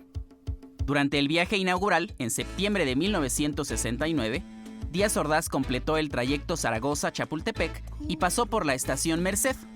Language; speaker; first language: Spanish; native; Spanish